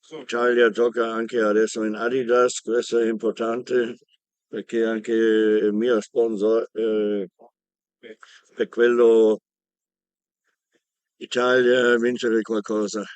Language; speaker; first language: Italian; non-native, learner; German